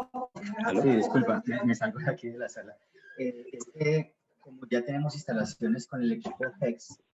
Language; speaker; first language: Spanish; native; Spanish